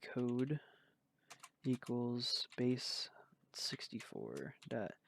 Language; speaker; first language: English; native; English